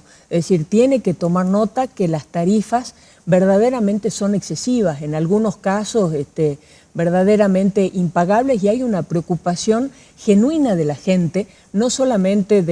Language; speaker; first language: Spanish; native; Spanish